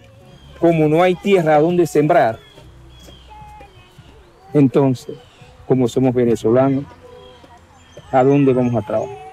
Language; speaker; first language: Spanish; non-native, local second language; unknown